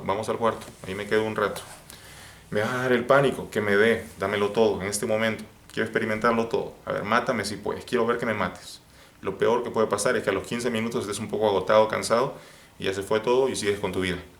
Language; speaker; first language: Spanish; native; Spanish